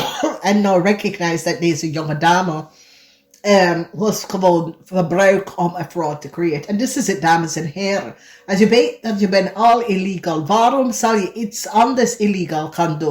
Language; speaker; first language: Dutch; non-native, fluent; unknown